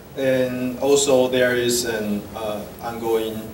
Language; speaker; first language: English; non-native, fluent; Chinese